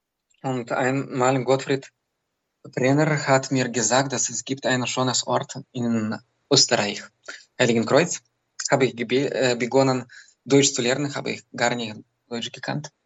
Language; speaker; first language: German; non-native, fluent; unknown